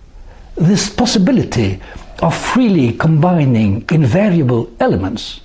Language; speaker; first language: English; non-native, fluent; French